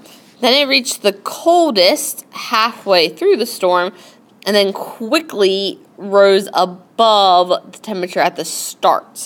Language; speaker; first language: English; native; English